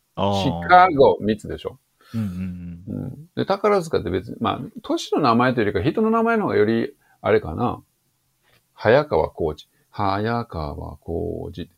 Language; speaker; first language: Japanese; native; Japanese